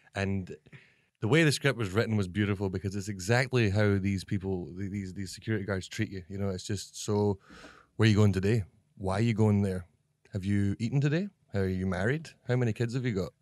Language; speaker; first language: English; native; English